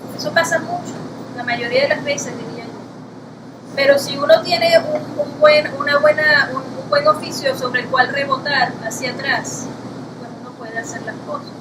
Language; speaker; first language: Spanish; native; Spanish